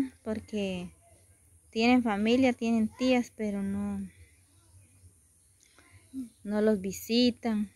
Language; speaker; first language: Spanish; native; Spanish